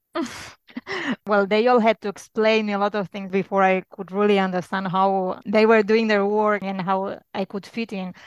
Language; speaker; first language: English; non-native, fluent; Catalan